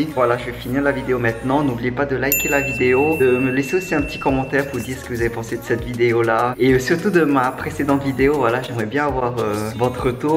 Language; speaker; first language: French; native; French